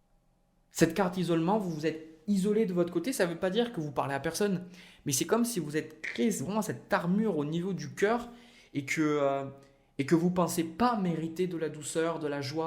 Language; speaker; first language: French; native; French